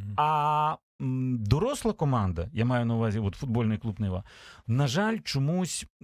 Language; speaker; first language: Ukrainian; native; Ukrainian